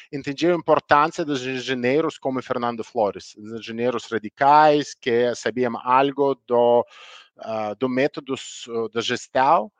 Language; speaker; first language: Portuguese; non-native, learner; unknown